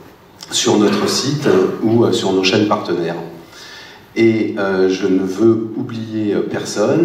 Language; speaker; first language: French; native; French